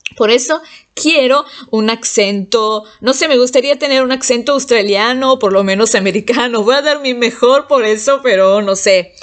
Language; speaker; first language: Spanish; non-native, fluent; Italian